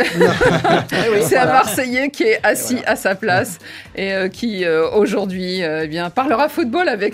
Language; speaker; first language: French; native; French